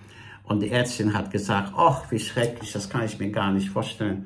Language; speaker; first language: German; non-native, fluent; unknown